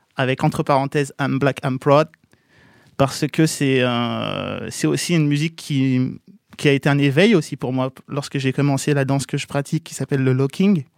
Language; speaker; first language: French; native; French